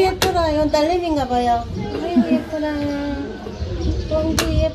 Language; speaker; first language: Korean; native; Korean